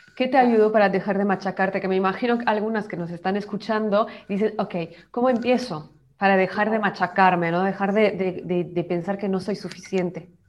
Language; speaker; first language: Spanish; native; Spanish